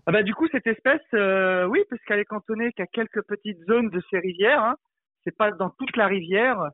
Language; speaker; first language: French; native; French